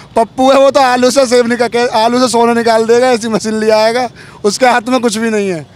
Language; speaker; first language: Hindi; native; Hindi